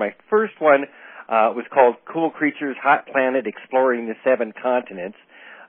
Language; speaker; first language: English; native; English